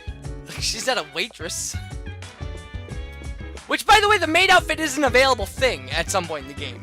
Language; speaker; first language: English; native; English